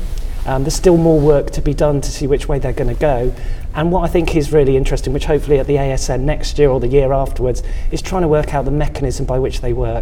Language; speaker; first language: English; native; English